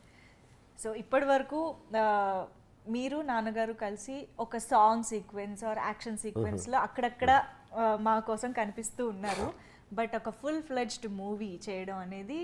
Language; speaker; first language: Telugu; native; Telugu